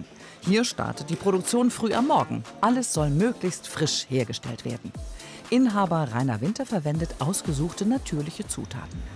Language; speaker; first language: German; native; German